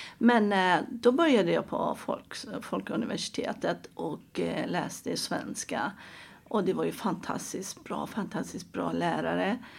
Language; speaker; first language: Swedish; non-native, fluent; Persian